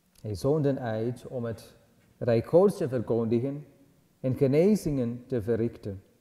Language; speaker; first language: Dutch; non-native, learner; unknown